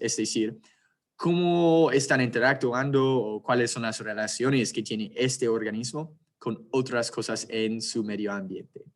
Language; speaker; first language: Spanish; non-native, fluent; English